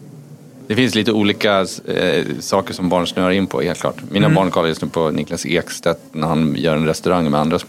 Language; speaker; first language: Swedish; native; Swedish